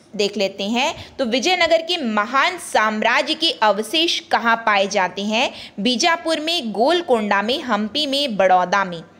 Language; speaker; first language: Hindi; native; Hindi